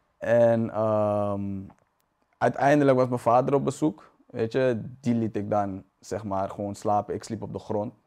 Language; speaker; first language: Dutch; native; Dutch